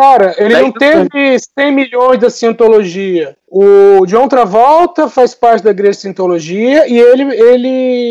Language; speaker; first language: Portuguese; native; Portuguese